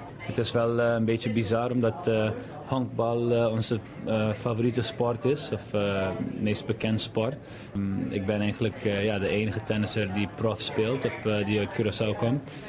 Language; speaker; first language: Dutch; non-native, local second language; Papiamento